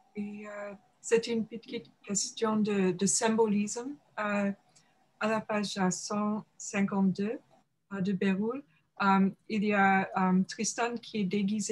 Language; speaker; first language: French; non-native, fluent; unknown